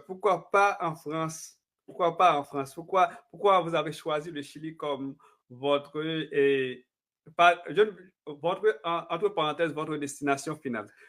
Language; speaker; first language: French; non-native, local second language; Haitian Creole